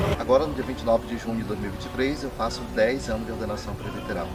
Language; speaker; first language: Portuguese; native; Portuguese